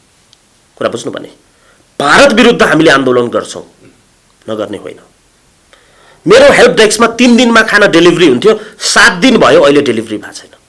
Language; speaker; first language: Nepali; native; Nepali